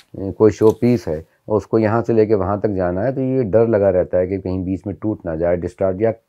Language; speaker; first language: Hindi; native; Hindi